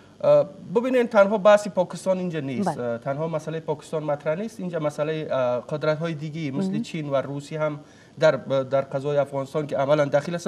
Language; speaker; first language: Persian; native; Persian